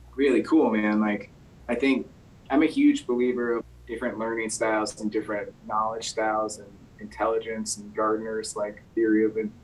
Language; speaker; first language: English; native; English